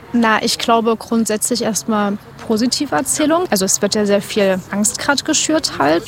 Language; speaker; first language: German; native; German